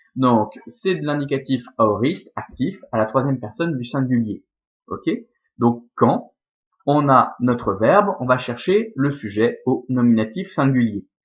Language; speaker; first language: French; native; French